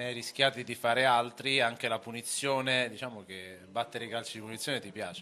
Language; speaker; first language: Italian; native; Italian